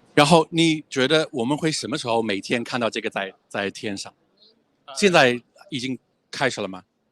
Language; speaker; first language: Chinese; non-native, fluent; English